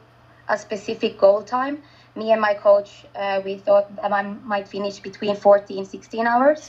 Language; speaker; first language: English; non-native, fluent; Finnish